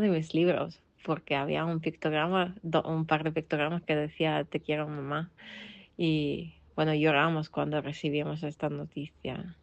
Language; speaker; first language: Spanish; non-native, fluent; Russian